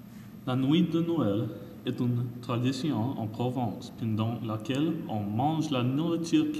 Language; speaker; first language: French; non-native, learner; English